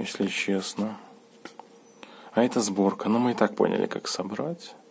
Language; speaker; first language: Russian; native; Russian